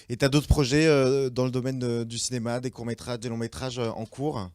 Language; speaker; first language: French; native; French